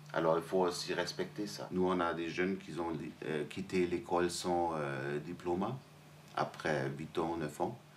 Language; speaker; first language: French; non-native, fluent; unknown